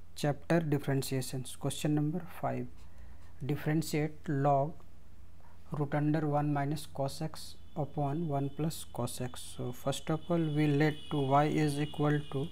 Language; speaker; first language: English; non-native, local second language; Hindi